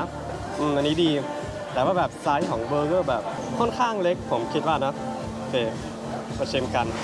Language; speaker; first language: Thai; non-native, fluent; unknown